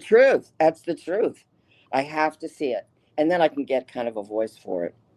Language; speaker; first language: English; native; English